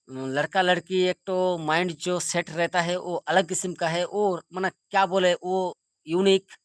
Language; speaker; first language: Hindi; non-native, local second language; Bangla